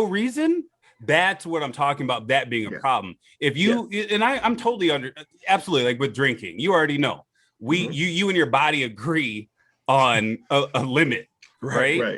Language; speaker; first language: English; native; English